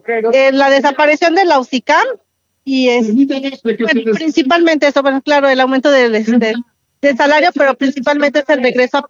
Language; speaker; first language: Spanish; native; Spanish